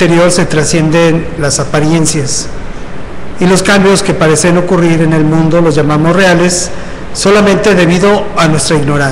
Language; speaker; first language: Spanish; native; Spanish